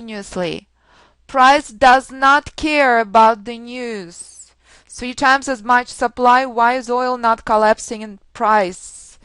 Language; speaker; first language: English; non-native, fluent; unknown